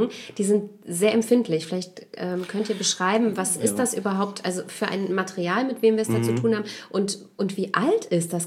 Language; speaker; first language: German; native; German